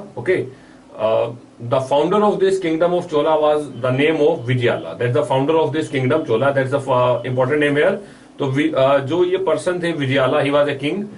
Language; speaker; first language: English; non-native, local second language; Hindi